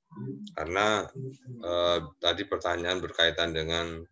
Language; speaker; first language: Indonesian; native; Indonesian